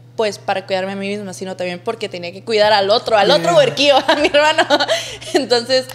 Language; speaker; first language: English; early bilingual, other home language; Spanish